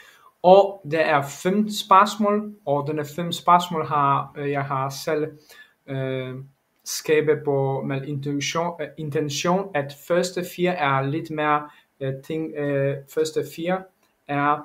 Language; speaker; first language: Danish; non-native, learner; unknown